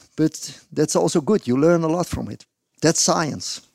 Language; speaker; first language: English; non-native, fluent; Dutch